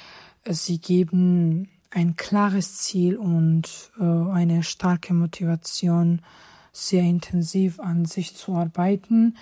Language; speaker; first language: German; non-native, fluent; Georgian